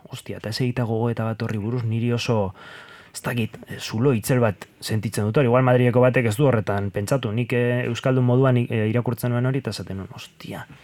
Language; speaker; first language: Basque; non-native, local second language; Spanish